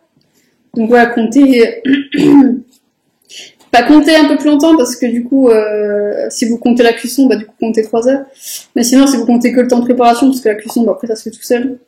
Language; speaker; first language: French; native; French